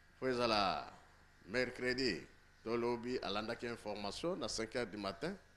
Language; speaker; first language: Lingala; non-native, local second language; Kongo